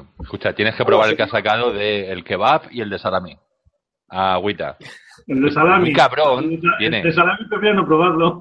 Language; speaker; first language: Spanish; native; Spanish